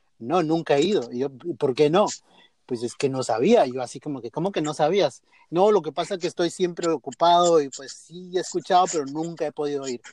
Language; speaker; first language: Spanish; native; Spanish